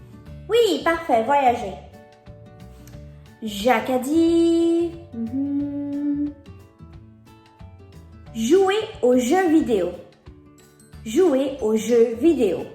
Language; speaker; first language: French; non-native, fluent; English